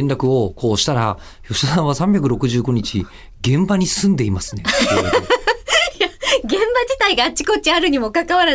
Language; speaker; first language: Japanese; native; Japanese